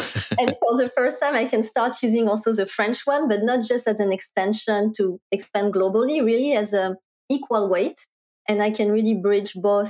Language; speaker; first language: English; non-native, fluent; French